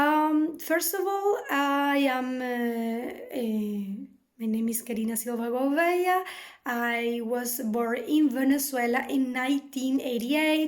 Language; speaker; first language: English; non-native, fluent; Spanish